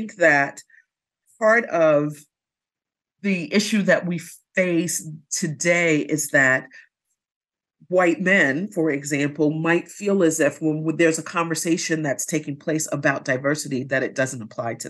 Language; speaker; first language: English; native; English